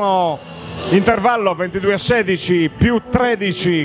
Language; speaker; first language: Italian; native; Italian